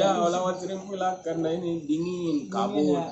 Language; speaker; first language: Indonesian; non-native, learner; Arabic